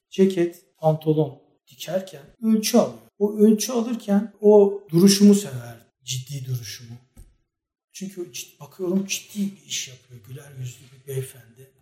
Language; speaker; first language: Turkish; native; Turkish